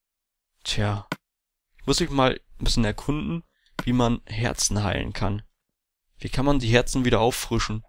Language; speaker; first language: German; native; German